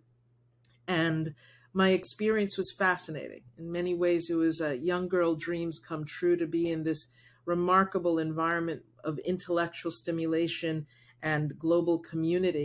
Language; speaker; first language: English; early bilingual, other home language; Spanish